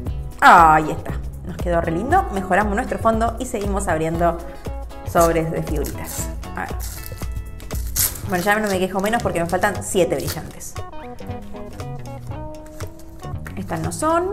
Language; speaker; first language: Spanish; native; Spanish